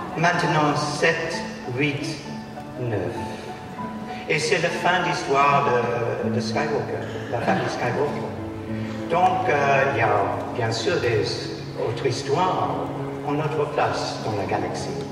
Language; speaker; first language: French; non-native, learner; English